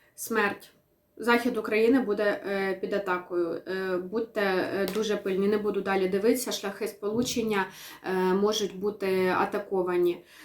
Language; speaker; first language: Ukrainian; non-native, local second language; Russian